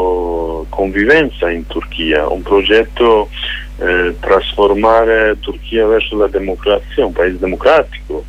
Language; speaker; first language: Italian; non-native, fluent; Kurdish